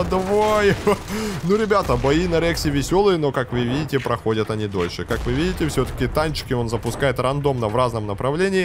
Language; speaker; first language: Russian; native; Russian